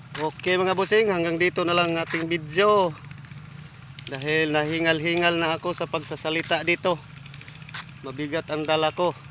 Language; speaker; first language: Filipino; non-native, local second language; Cebuano